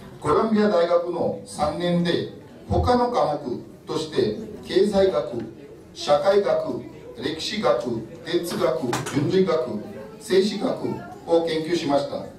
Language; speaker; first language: Japanese; non-native, fluent; Marathi